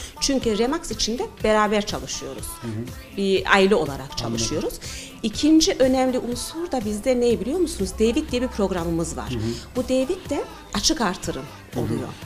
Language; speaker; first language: Turkish; early bilingual, heritage; Turkish